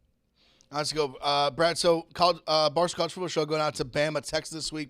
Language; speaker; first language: English; native; English